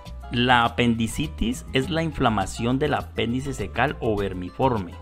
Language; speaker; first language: Spanish; native; Spanish